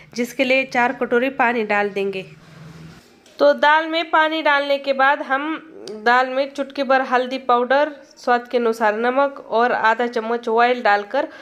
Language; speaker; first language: Hindi; non-native, local second language; Marathi